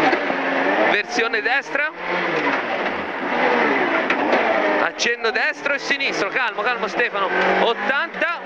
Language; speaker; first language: Italian; native; Italian